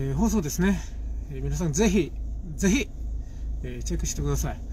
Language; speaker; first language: Japanese; non-native, fluent; Korean